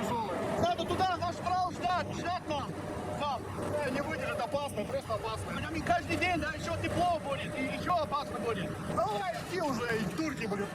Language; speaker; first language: Russian; non-native, learner; English